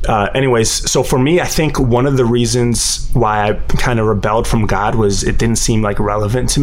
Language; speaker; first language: English; native; English